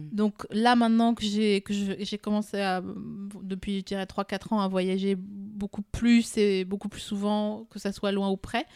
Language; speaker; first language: French; native; French